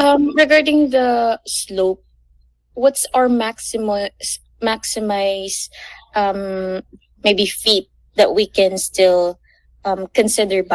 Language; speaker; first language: English; non-native, fluent; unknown